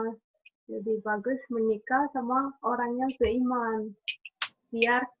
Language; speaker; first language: Indonesian; non-native, fluent; Japanese